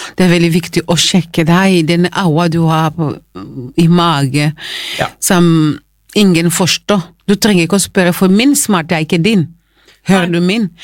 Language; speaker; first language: Norwegian; non-native, fluent; Lingala